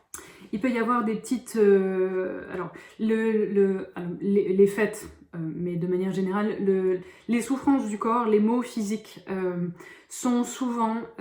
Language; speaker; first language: French; native; French